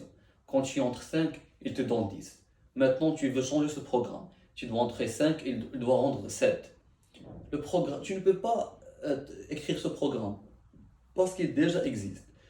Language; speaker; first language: French; non-native, learner; Arabic